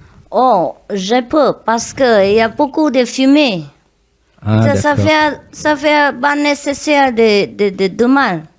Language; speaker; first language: French; non-native, learner; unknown